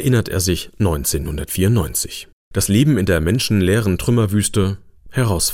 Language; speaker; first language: German; native; German